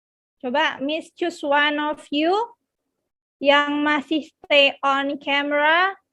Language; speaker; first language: English; non-native, learner; Indonesian